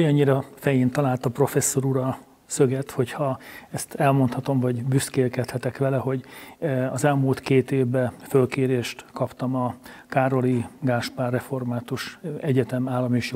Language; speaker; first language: Hungarian; native; Hungarian